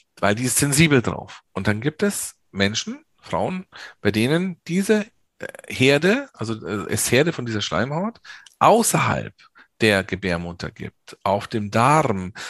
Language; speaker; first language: German; early bilingual, other home language; Italian